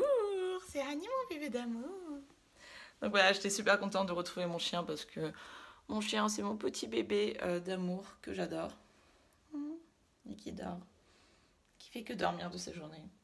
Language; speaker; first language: French; early bilingual, other home language; Russian